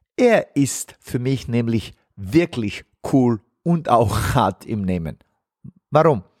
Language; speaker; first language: German; non-native, fluent; Bosnian